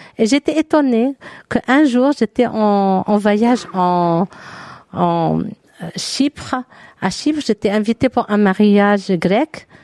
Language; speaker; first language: French; non-native, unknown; Arabic